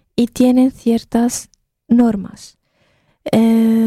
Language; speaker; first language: Spanish; non-native, fluent; Arabic